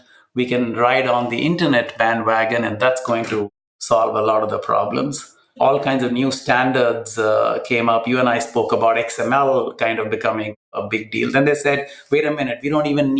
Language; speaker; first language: English; non-native, local second language; Malayalam